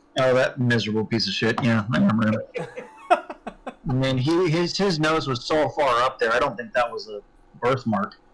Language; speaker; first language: English; native; English